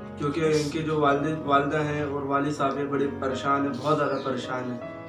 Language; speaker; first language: Urdu; native; Urdu